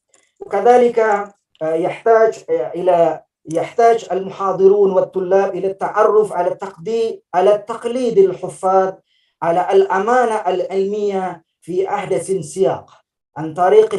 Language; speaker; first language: Arabic; non-native, fluent; Indonesian